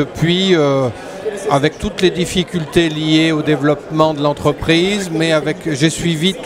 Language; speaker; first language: French; native; French